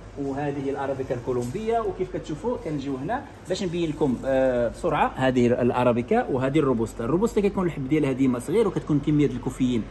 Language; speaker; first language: Arabic; native; Arabic